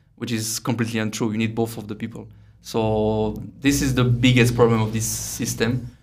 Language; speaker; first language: English; non-native, fluent; French